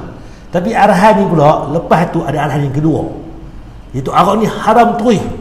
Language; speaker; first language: Malay; native; Malay